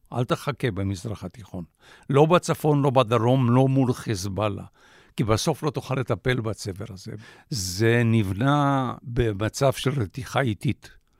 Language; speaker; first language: Hebrew; non-native, fluent; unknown